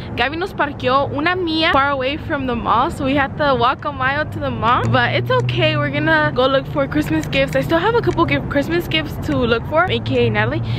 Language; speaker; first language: English; early bilingual, other home language; Spanish